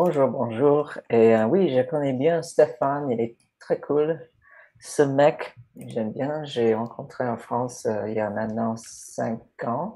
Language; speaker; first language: French; non-native, fluent; English